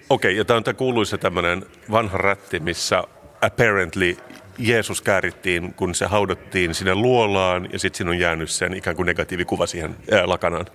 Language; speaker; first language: Finnish; non-native, local second language; Swedish